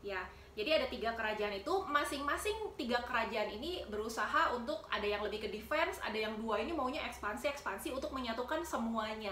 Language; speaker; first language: Indonesian; native; Indonesian